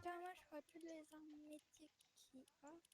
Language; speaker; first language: French; native; French